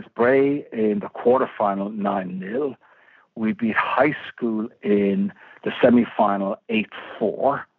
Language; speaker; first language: English; native; English